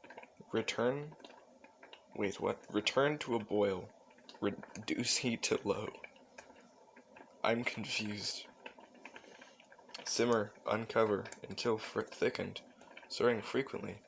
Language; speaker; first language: English; native; English